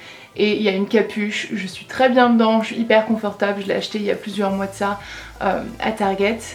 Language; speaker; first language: French; native; French